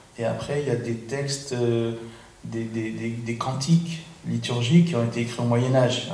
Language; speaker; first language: French; non-native, fluent; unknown